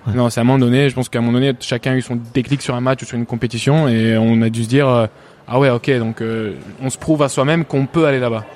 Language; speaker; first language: French; early bilingual, other home language; Bulgarian